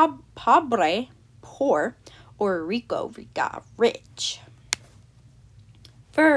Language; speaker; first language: Spanish; non-native, learner; English